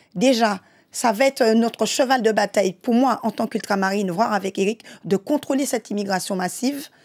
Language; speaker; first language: French; native; French